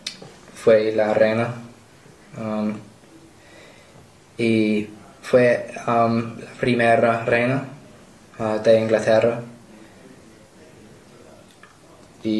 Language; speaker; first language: Spanish; non-native, learner; English